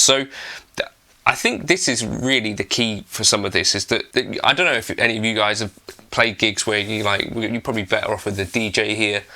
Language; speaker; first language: English; native; English